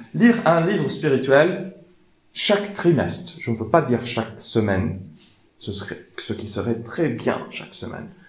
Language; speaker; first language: French; non-native, fluent; Arabic